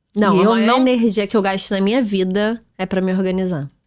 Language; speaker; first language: Portuguese; native; Portuguese